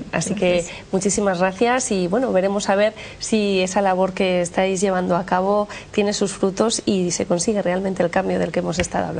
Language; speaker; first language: Spanish; native; Spanish